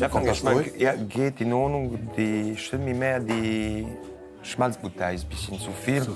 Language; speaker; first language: German; non-native, fluent; Croatian